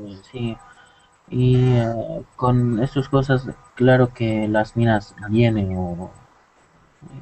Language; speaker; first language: Spanish; non-native, learner; Arabic